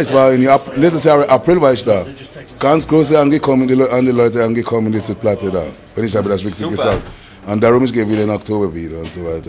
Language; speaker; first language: German; non-native, learner; English